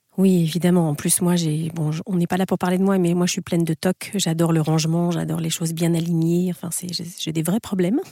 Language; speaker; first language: French; native; French